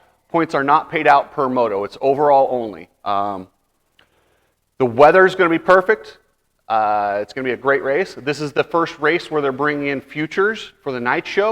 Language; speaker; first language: English; native; English